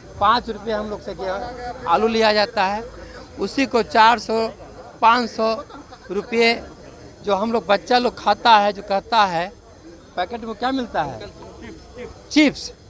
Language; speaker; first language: Hindi; native; Hindi